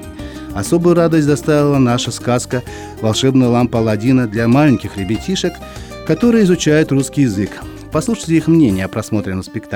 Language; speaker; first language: Russian; native; Russian